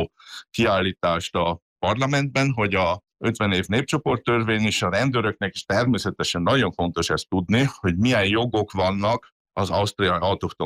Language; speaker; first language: Hungarian; native; Hungarian